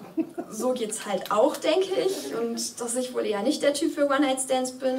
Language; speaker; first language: German; native; German